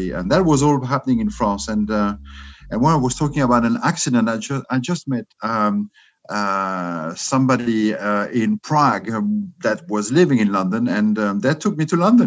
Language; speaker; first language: English; non-native, fluent; French